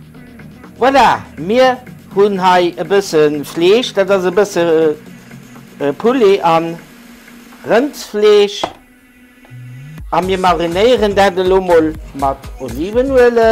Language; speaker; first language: German; non-native, learner; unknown